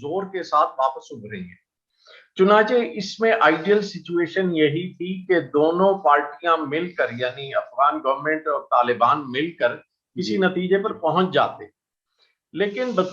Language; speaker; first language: Urdu; native; Urdu